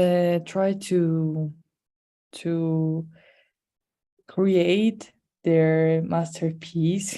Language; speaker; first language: English; non-native, fluent; Spanish